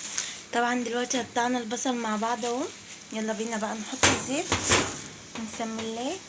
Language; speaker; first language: Arabic; native; Arabic